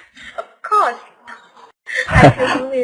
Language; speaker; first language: English; non-native, learner; Vietnamese